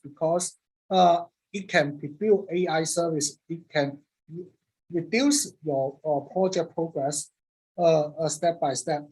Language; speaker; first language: English; non-native, learner; Cantonese